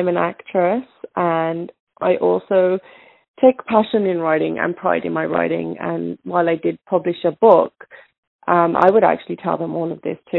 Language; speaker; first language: English; native; English